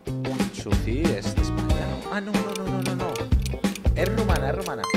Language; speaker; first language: Spanish; native; Spanish